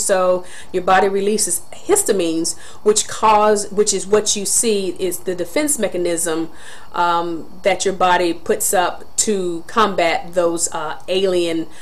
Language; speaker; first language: English; native; English